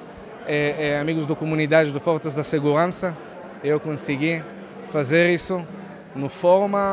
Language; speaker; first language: Portuguese; non-native, fluent; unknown